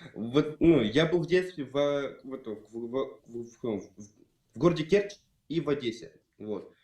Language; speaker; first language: Russian; native; Russian